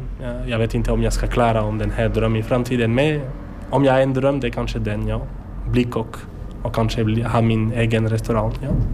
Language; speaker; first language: Swedish; non-native, learner; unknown